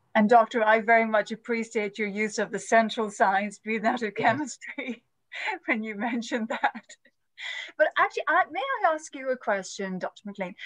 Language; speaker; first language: English; native; English